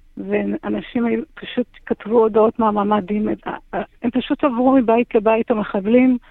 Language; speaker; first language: Hebrew; native; Hebrew